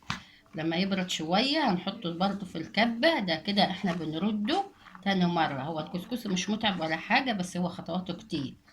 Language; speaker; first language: Arabic; native; Arabic